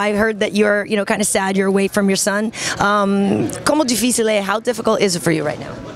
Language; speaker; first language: English; native; English